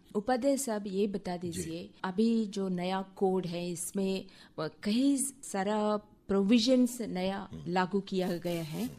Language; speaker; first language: Hindi; non-native, local second language; Telugu